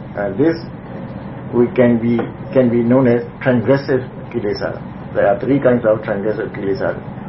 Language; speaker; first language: English; non-native, fluent; Burmese